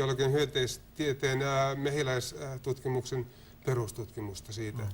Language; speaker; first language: Finnish; native; Finnish